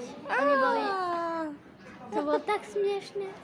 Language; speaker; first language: Slovak; early bilingual, heritage; Slovak